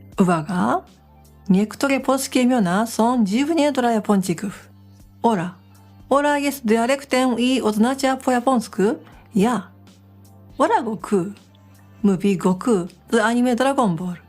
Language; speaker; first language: Polish; non-native, fluent; Japanese